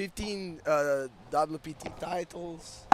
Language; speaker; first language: English; non-native, fluent; Portuguese